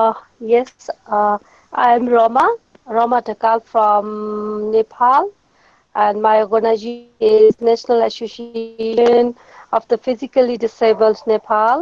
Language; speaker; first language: English; non-native, learner; Nepali